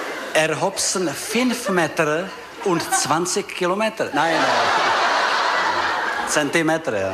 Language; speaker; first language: German; non-native, learner; Czech